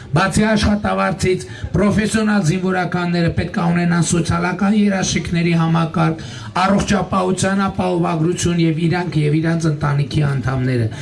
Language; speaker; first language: Armenian; native; Armenian